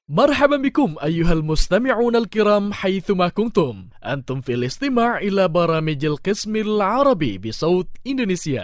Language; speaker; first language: Arabic; non-native, fluent; Indonesian